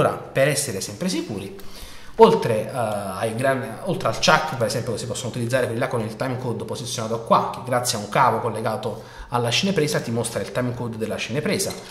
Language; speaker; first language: Italian; native; Italian